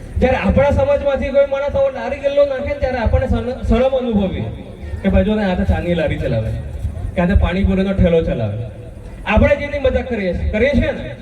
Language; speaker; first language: Gujarati; non-native, local second language; Kukna